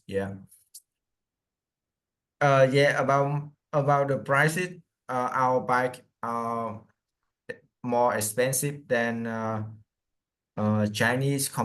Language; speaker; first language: English; non-native, learner; Vietnamese